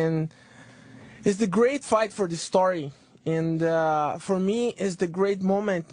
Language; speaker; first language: English; non-native, learner; Portuguese